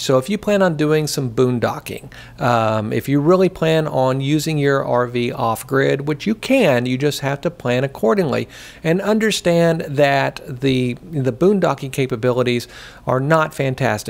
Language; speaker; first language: English; native; English